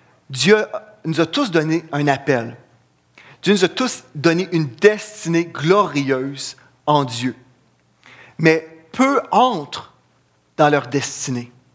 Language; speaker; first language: French; native; French